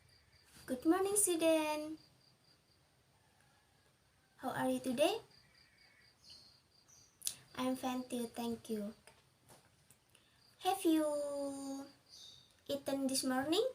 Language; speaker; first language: English; non-native, learner; Indonesian